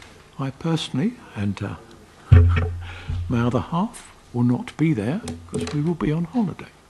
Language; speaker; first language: English; native; English